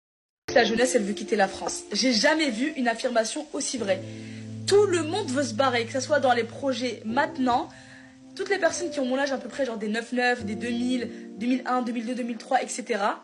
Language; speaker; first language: French; native; French